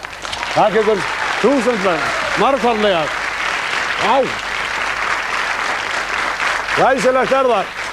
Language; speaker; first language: Icelandic; native; Icelandic